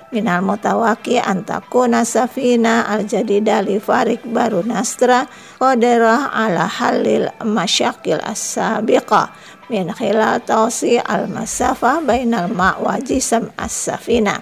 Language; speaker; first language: Arabic; non-native, fluent; Indonesian